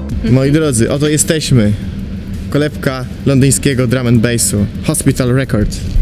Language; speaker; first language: Polish; native; Polish